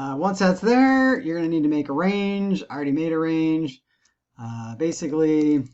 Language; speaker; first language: English; native; English